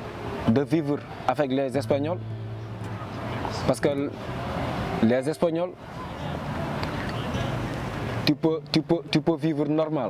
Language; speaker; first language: French; non-native, local second language; Wolof